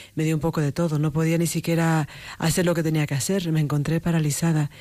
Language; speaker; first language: Spanish; native; Spanish